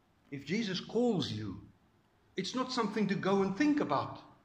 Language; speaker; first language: English; non-native, local second language; Afrikaans